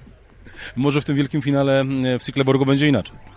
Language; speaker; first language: Polish; native; Polish